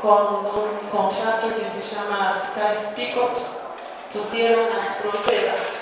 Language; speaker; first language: Spanish; non-native, fluent; Kurdish